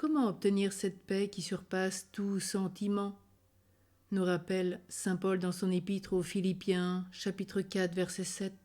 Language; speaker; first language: French; native; French